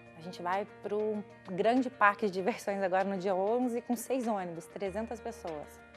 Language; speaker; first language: Portuguese; native; Portuguese